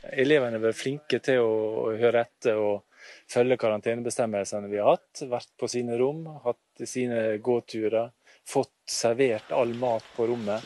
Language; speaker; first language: Norwegian; native; Norwegian